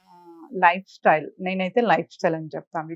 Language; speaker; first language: Telugu; native; Telugu